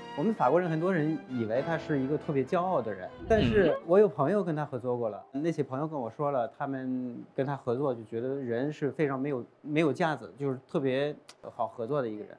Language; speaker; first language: Chinese; non-native, fluent; French